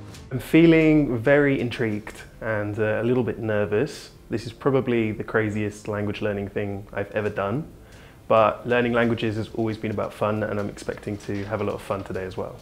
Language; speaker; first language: English; native; English